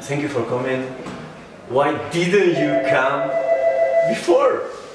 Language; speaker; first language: English; non-native, learner; Spanish